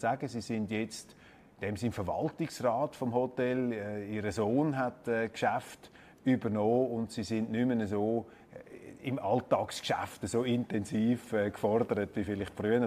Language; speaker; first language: German; native; German